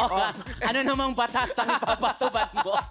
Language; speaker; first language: Filipino; native; Filipino